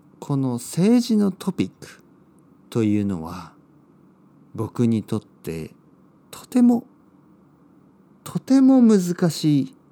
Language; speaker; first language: Japanese; native; Japanese